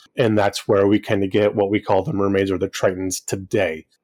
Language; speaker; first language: English; native; English